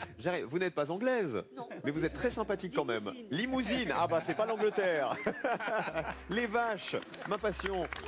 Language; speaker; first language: French; native; French